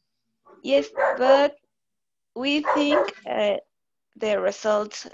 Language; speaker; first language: English; non-native, learner; Spanish